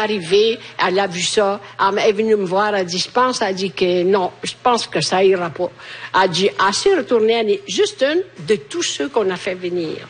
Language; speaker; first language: French; non-native, fluent; Italian